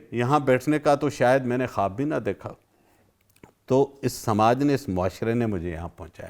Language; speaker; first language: Urdu; non-native, local second language; Sindhi